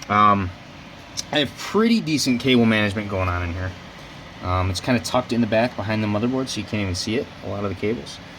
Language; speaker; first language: English; native; English